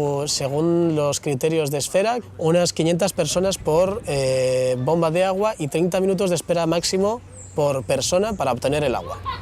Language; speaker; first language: Spanish; native; Spanish